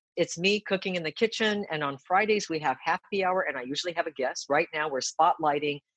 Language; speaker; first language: English; early bilingual, other home language; Japanese